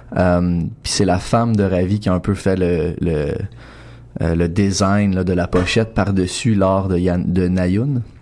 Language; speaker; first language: French; native; French